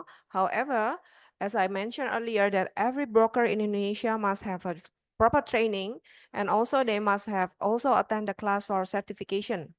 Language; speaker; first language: English; non-native, fluent; Indonesian